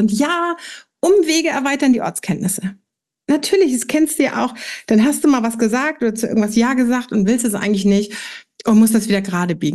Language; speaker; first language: German; native; German